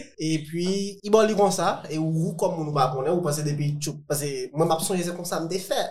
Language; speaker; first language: French; non-native, local second language; Haitian Creole